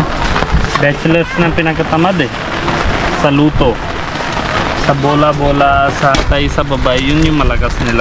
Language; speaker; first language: Filipino; non-native, learner; Hindi